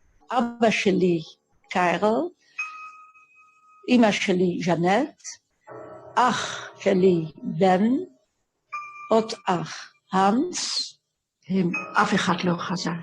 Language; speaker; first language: Hebrew; non-native, fluent; Dutch